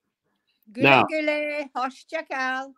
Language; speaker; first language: Turkish; non-native, learner; English